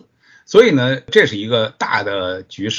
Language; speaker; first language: Chinese; native; Chinese